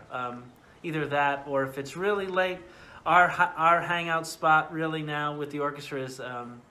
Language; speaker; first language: English; native; English